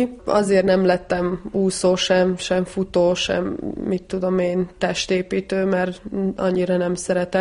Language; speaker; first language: Hungarian; non-native, fluent; Serbian